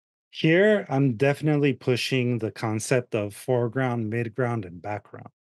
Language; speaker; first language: English; early bilingual, other home language; Spanish